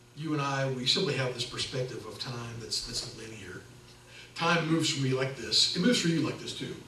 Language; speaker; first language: English; native; English